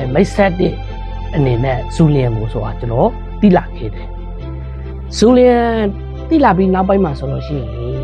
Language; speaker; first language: Burmese; native; Burmese